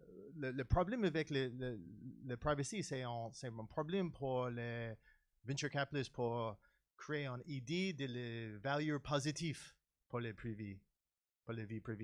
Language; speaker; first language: French; non-native, learner; English